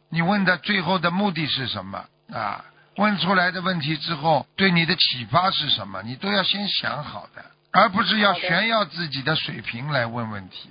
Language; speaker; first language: Chinese; native; Chinese